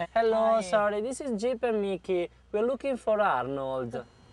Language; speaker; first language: English; non-native, learner; Italian